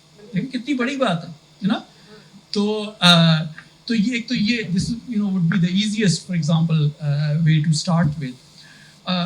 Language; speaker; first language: Urdu; non-native, local second language; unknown